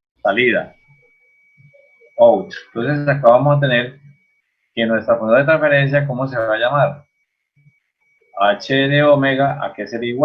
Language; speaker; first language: Spanish; native; Spanish